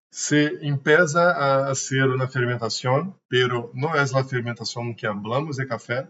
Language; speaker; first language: Spanish; non-native, learner; Portuguese